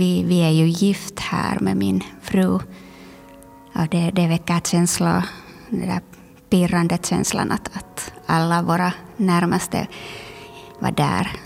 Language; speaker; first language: Swedish; non-native, local second language; Finnish